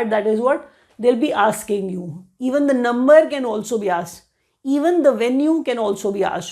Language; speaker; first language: English; non-native, local second language; Hindi